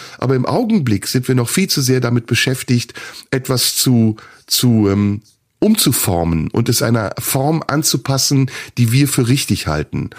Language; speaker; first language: German; early bilingual, other home language; Turkish